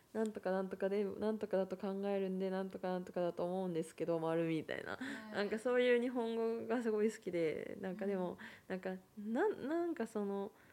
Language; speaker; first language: Japanese; native; Japanese